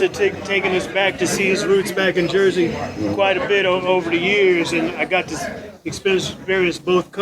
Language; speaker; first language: English; native; English